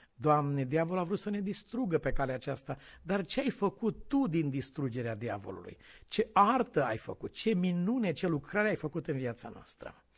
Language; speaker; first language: Romanian; native; Romanian